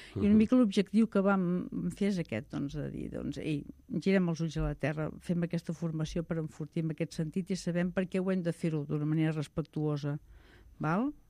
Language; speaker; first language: Catalan; native; Catalan